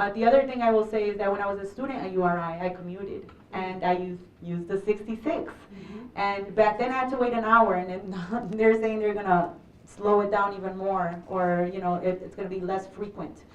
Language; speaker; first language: English; early bilingual, other home language; Spanish